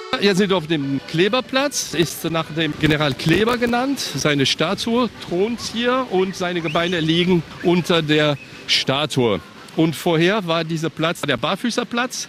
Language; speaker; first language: German; non-native, local second language; French